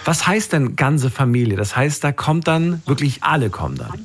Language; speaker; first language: German; native; German